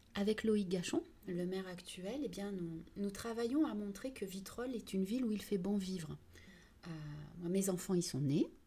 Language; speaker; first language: French; early bilingual, other home language; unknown